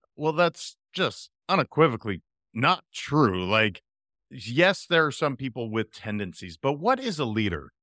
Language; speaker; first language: English; native; English